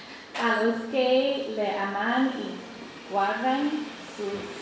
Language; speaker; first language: Spanish; non-native, learner; English